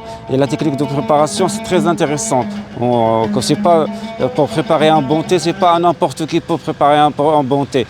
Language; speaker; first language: French; non-native, local second language; Arabic